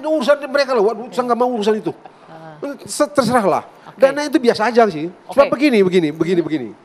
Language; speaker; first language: Indonesian; native; Indonesian